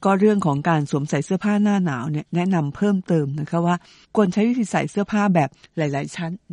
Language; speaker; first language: Thai; native; Thai